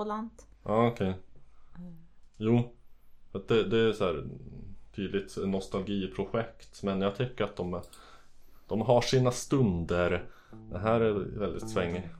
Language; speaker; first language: Swedish; native; Swedish